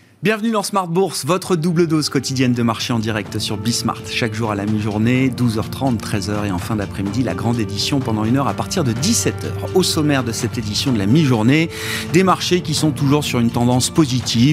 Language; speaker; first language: French; native; French